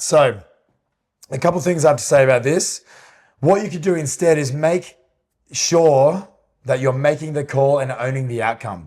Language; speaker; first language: English; native; English